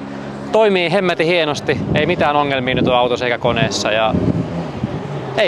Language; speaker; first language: Finnish; native; Finnish